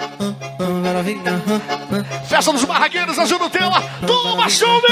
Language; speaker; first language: Portuguese; native; Portuguese